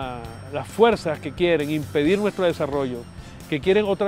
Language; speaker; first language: Spanish; native; Spanish